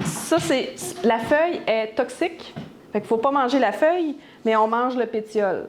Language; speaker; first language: French; native; French